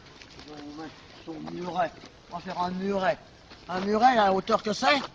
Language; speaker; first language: French; native; French